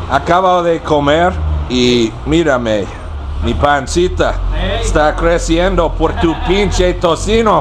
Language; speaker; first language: Spanish; non-native, learner; English